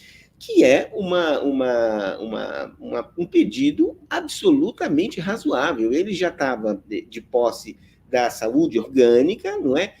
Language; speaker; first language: Portuguese; native; Portuguese